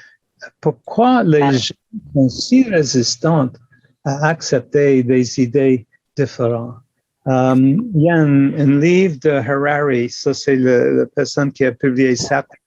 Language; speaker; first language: French; non-native, local second language; English